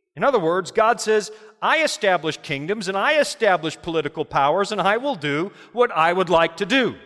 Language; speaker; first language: English; native; English